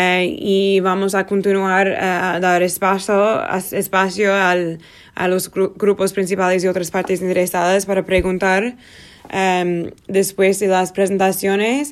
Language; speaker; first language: Spanish; non-native, learner; Portuguese